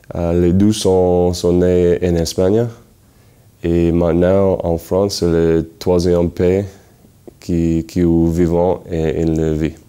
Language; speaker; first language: French; non-native, learner; English